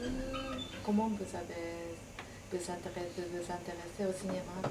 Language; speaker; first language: French; non-native, fluent; Japanese